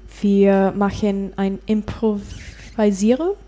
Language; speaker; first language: German; non-native, learner; English